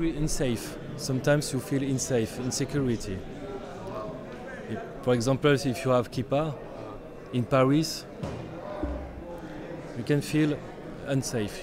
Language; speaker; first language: English; non-native, learner; French